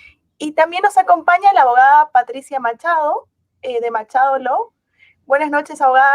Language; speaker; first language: Spanish; native; Spanish